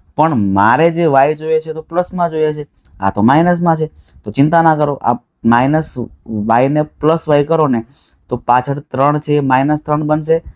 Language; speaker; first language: Gujarati; non-native, local second language; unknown